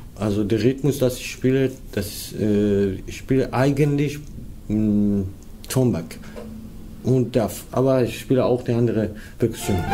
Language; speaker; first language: German; non-native, learner; Persian